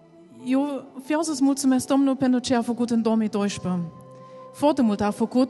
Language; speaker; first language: Romanian; non-native, learner; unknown